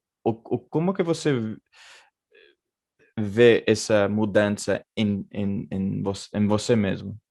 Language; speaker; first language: Portuguese; non-native, fluent; Spanish